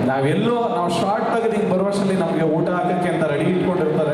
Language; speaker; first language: Kannada; native; Kannada